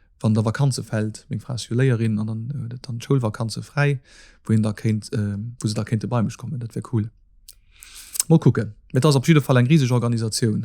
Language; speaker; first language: Luxembourgish; native; Luxembourgish